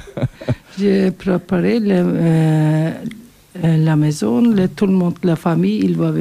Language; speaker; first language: French; non-native, learner; Turkish